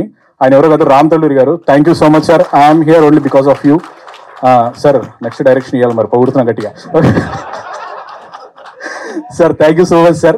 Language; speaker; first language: Telugu; native; Telugu